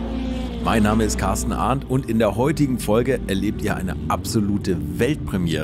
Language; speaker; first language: German; native; German